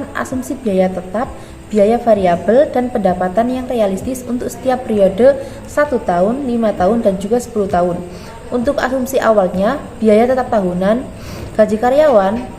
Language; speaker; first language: Indonesian; native; Indonesian